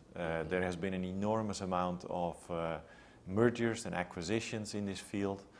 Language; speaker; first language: English; non-native, fluent; Dutch